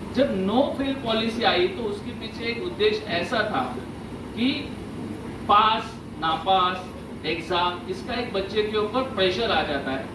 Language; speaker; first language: Hindi; non-native, local second language; Marathi